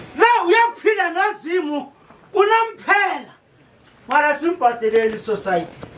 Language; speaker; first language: Zulu; non-native, local second language; South Ndebele